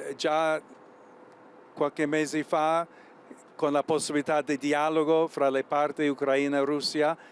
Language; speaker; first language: Italian; non-native, fluent; English